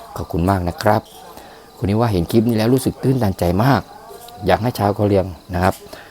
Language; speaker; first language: Thai; native; Thai